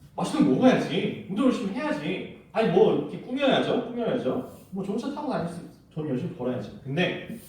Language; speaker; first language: Korean; native; Korean